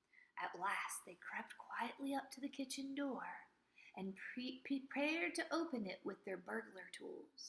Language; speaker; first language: English; native; English